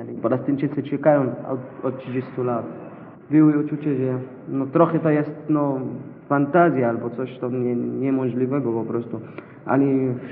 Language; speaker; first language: Polish; non-native, learner; Arabic